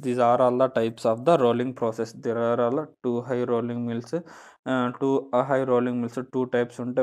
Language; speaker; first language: English; non-native, local second language; Telugu